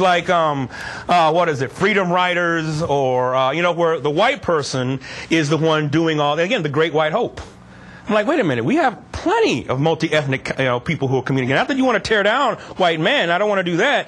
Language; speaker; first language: English; native; English